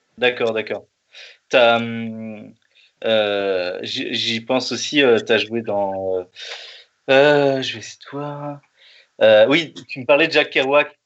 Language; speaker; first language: French; native; French